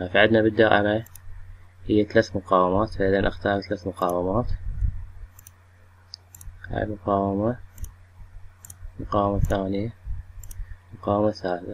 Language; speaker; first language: Arabic; native; Arabic